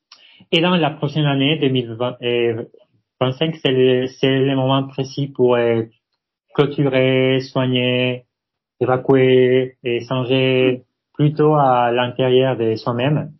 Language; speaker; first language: French; non-native, fluent; Spanish